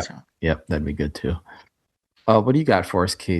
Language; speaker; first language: English; native; English